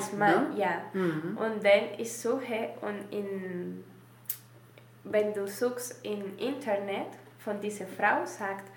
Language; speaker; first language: German; non-native, learner; Spanish